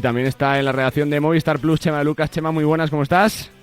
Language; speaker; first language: Spanish; native; Spanish